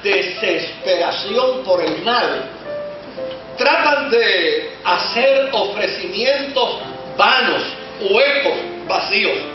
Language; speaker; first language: Spanish; native; Spanish